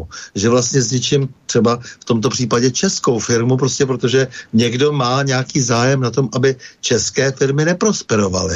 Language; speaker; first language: Czech; native; Czech